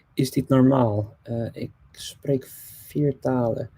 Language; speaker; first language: Dutch; non-native, fluent; English